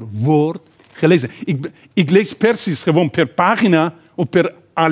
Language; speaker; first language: Dutch; non-native, fluent; Persian